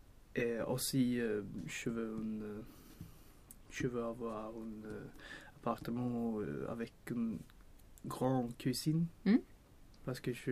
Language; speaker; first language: French; non-native, learner; Swedish